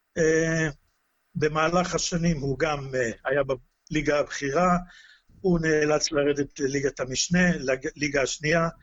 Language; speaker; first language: Hebrew; native; Hebrew